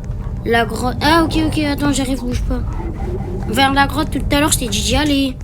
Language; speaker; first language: French; native; French